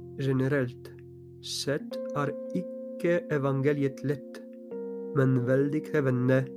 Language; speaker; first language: Norwegian; non-native, fluent; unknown